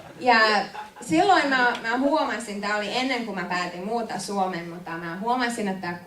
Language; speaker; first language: Finnish; non-native, fluent; French